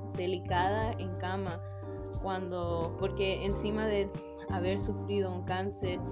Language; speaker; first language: Spanish; early bilingual, heritage; English